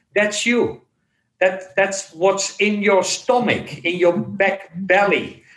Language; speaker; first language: English; non-native, fluent; Dutch